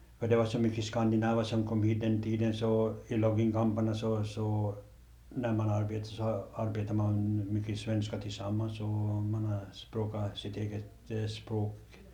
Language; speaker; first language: Swedish; native; Swedish